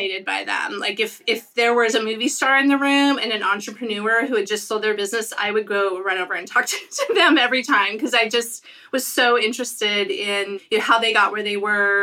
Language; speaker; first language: English; native; English